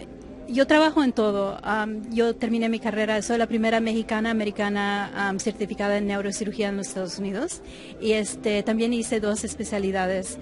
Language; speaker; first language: Spanish; early bilingual, heritage; English